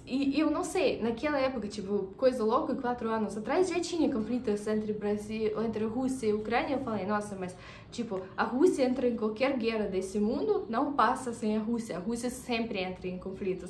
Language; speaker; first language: Portuguese; non-native, fluent; Russian